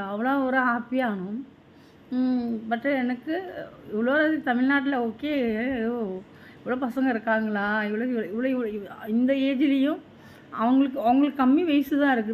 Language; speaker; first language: Tamil; non-native, learner; Malayalam